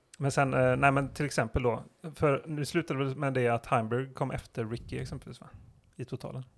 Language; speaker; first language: Swedish; native; Swedish